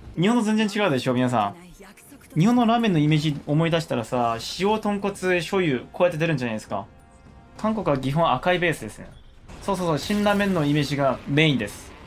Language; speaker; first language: Japanese; non-native, fluent; Korean